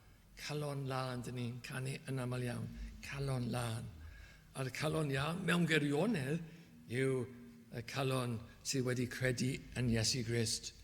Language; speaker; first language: Welsh; native; Welsh